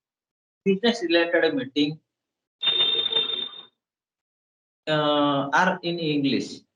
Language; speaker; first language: English; non-native, learner; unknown